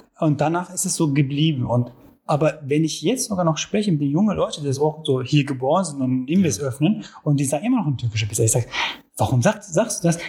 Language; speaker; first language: German; non-native, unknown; Turkish